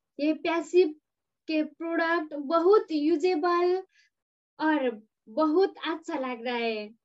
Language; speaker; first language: Hindi; non-native, learner; Nepali